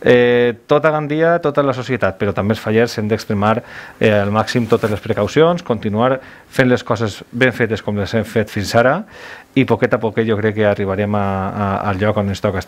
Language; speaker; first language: Catalan; native; Catalan